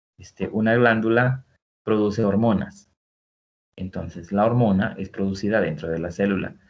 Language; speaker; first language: Spanish; native; Spanish